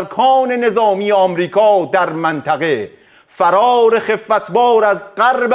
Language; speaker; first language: Persian; native; Persian